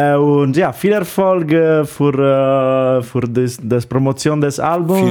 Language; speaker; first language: German; non-native, learner; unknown